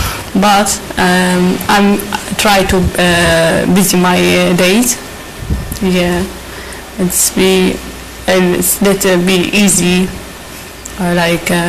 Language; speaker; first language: English; non-native, learner; Arabic